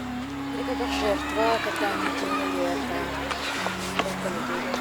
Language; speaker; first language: Russian; non-native, local second language; Yakut